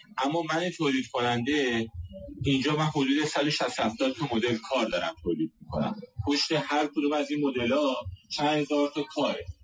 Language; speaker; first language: Persian; native; Persian